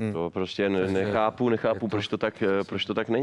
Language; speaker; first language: Czech; native; Czech